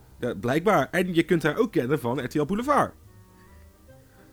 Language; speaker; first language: Dutch; native; Dutch